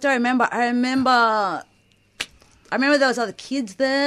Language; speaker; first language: English; native; English